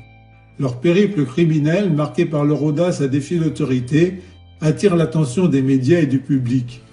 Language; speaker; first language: French; native; French